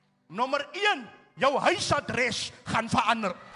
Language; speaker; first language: Afrikaans; early bilingual, heritage; Afrikaans